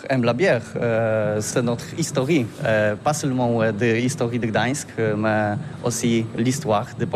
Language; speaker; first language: French; non-native, learner; Polish